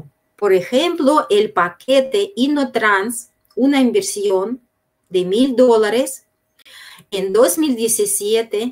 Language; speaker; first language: Spanish; non-native, fluent; Russian